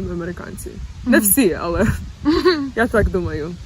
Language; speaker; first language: Ukrainian; early bilingual, other home language; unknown